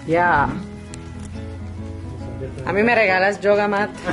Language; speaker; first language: Spanish; non-native, learner; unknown